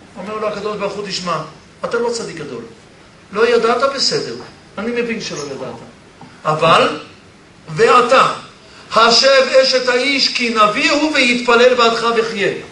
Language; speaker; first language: Hebrew; early bilingual, other home language; Polish